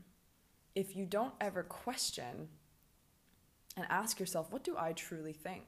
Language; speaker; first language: English; native; English